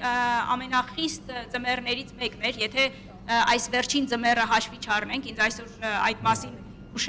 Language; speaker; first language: Armenian; native; Armenian